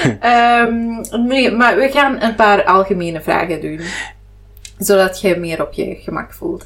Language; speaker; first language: Dutch; non-native, local second language; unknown